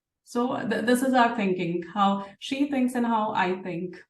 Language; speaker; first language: English; non-native, local second language; Hindi